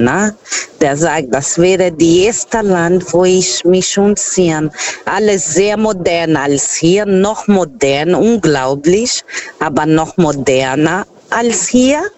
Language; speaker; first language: German; non-native, fluent; Portuguese